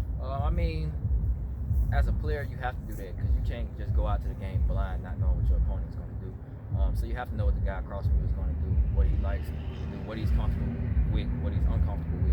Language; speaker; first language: English; native; English